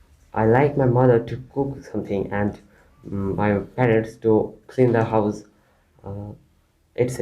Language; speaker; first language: English; non-native, learner; Bangla